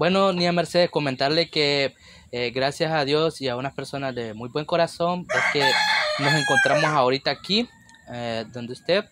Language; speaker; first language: Spanish; native; Spanish